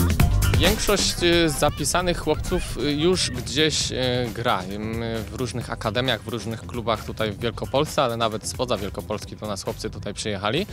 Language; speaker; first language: Polish; native; Polish